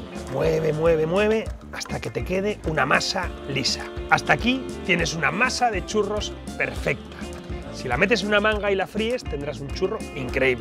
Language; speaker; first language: Spanish; native; Spanish